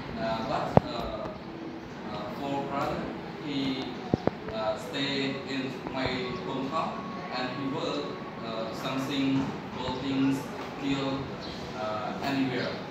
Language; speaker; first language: English; non-native, learner; Khmer